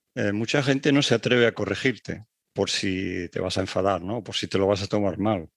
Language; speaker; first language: Spanish; native; Spanish